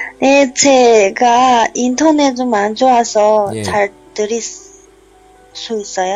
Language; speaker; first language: Korean; non-native, learner; Chinese